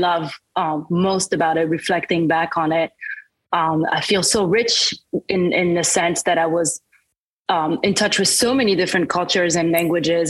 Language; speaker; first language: English; non-native, fluent; French